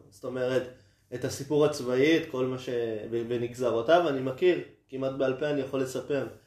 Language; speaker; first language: Hebrew; native; Hebrew